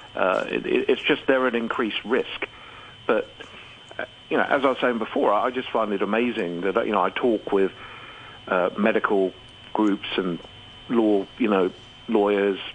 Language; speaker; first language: English; native; English